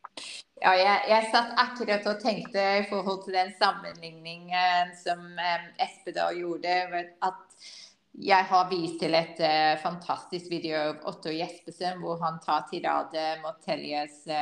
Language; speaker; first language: Norwegian; non-native, fluent; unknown